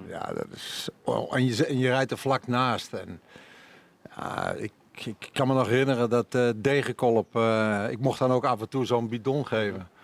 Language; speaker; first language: Dutch; native; Dutch